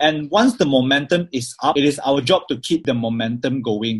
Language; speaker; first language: English; non-native, local second language; Chinese